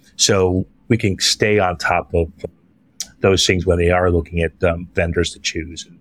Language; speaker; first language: English; native; English